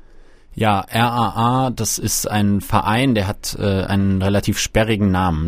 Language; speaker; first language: German; native; German